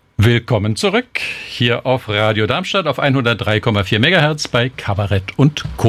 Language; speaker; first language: German; native; German